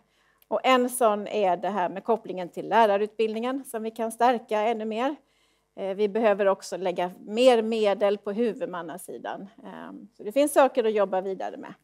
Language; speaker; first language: Swedish; native; Swedish